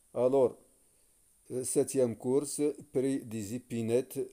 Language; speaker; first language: French; non-native, local second language; Arabic